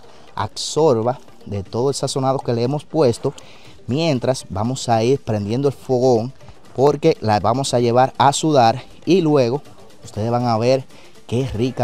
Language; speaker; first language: Spanish; native; Spanish